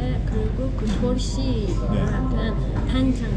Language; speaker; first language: Korean; non-native, learner; Persian